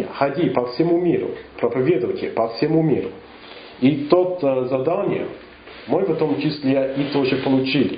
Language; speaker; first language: Russian; non-native, fluent; English